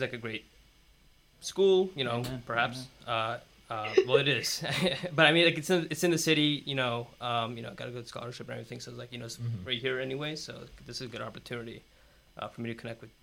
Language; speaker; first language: English; native; English